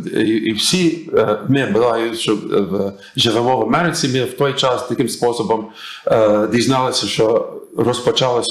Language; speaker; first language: Ukrainian; early bilingual, heritage; English